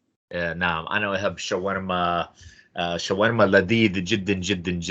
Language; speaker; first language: Arabic; non-native, fluent; English